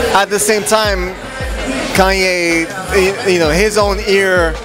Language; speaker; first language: English; native; English